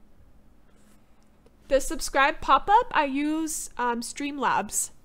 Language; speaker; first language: English; native; English